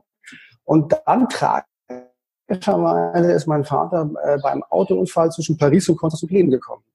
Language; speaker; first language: German; native; German